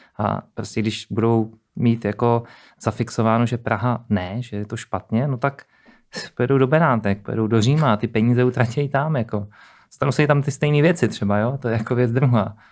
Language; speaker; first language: Czech; native; Czech